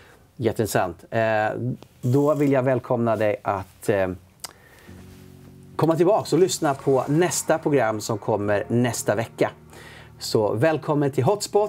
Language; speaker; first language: Swedish; native; Swedish